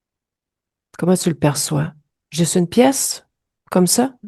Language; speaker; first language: French; native; French